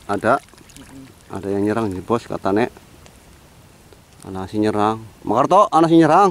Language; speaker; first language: Indonesian; native; Indonesian